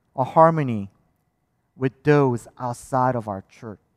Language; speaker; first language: English; early bilingual, other home language; Korean